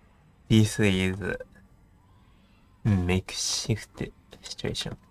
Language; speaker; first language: English; non-native, learner; Japanese